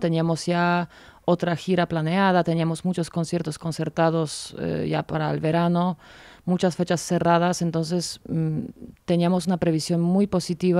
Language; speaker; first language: Spanish; non-native, fluent; Polish